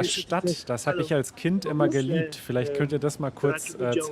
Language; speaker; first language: German; native; German